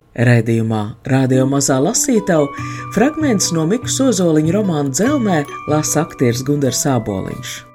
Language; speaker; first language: Latvian; native; Latvian